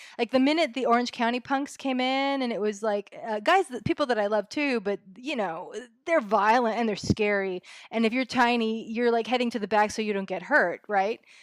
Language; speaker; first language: English; early bilingual, other home language; Spanish